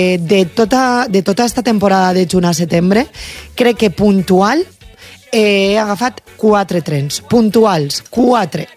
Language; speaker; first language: Catalan; native; Catalan